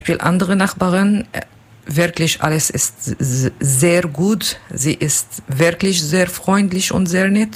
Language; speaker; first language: German; non-native, learner; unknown